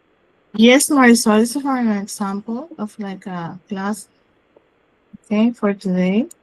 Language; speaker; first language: English; non-native, learner; Spanish